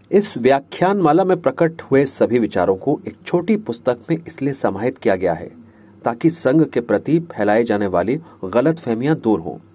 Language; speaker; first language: Hindi; native; Hindi